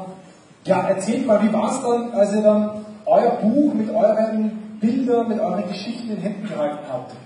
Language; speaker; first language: German; native; German